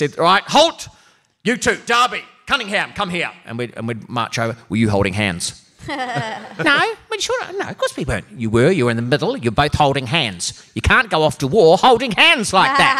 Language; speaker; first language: English; native; English